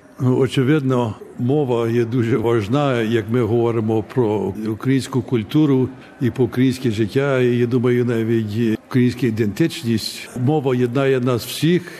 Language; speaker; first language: Ukrainian; early bilingual, heritage; Ukrainian